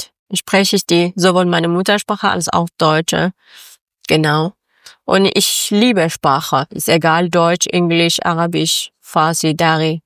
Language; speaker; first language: German; non-native, fluent; Persian